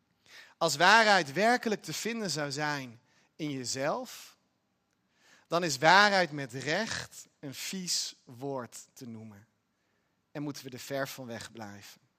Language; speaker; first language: Dutch; native; Dutch